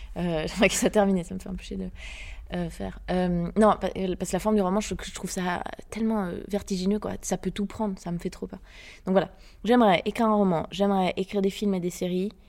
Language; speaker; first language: French; native; French